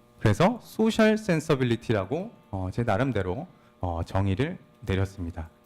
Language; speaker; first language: Korean; native; Korean